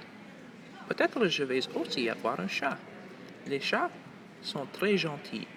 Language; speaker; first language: French; non-native, local second language; English